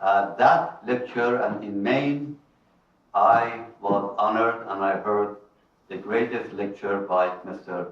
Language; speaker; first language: English; non-native, fluent; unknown